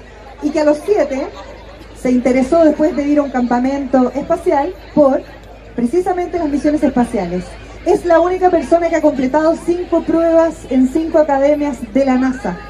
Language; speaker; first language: Spanish; native; Spanish